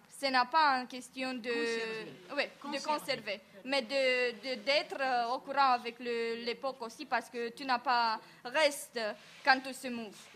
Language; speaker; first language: French; non-native, fluent; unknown